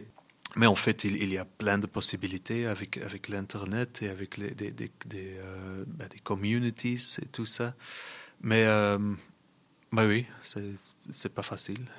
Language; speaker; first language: French; non-native, local second language; Dutch